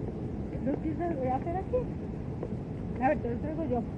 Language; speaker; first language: Spanish; native; Spanish